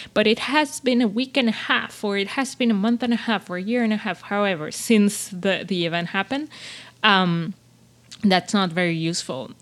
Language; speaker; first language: English; non-native, fluent; Spanish